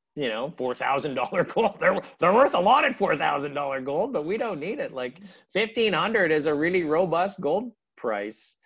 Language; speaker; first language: English; native; English